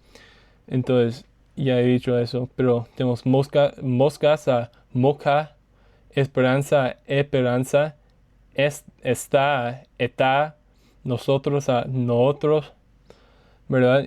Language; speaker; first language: Spanish; non-native, learner; English